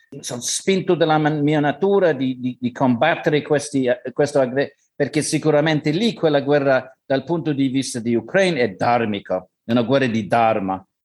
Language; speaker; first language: Italian; non-native, learner; English